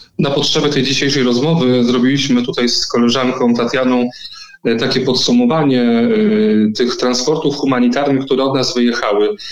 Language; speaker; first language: Polish; native; Polish